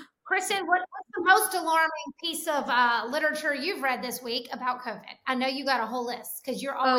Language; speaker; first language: English; native; English